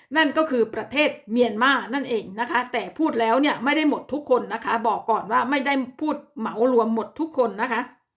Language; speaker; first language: Thai; native; Thai